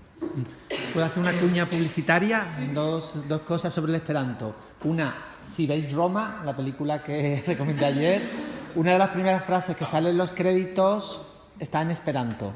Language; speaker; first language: Spanish; native; Spanish